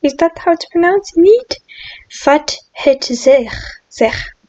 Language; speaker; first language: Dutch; non-native, learner; French